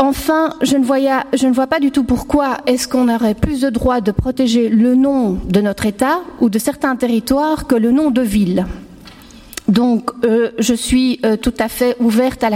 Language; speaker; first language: French; native; French